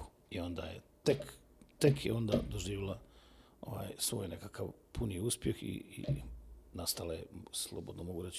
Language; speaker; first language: Serbian; native; Serbian